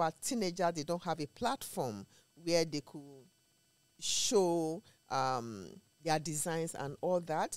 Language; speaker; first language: English; non-native, local second language; Esan